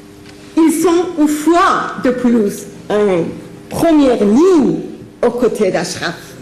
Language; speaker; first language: French; non-native, fluent; Persian